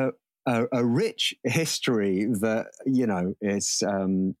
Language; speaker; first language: English; native; English